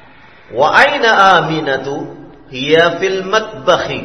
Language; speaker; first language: Arabic; non-native, fluent; Indonesian